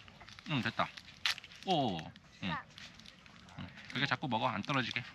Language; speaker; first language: Korean; native; Korean